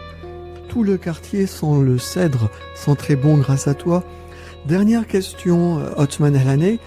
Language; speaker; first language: French; native; French